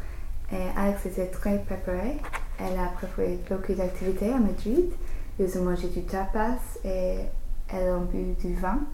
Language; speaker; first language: French; non-native, learner; English